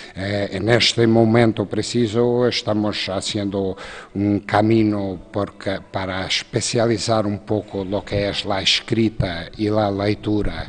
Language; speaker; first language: Spanish; non-native, fluent; Portuguese